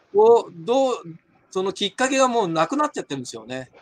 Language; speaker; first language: Japanese; native; Japanese